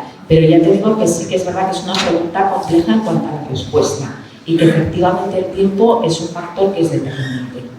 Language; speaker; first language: Spanish; native; Spanish